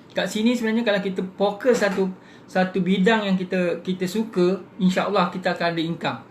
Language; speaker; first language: Malay; native; Malay